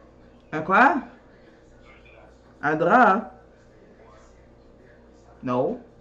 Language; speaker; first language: French; native; French